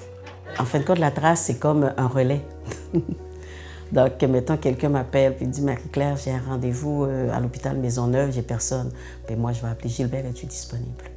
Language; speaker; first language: French; native; French